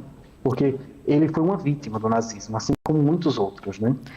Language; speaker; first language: Portuguese; native; Portuguese